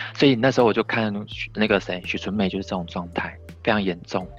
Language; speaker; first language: Chinese; native; Chinese